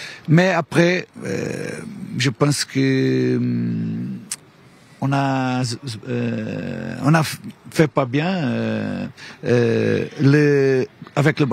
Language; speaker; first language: French; non-native, learner; Portuguese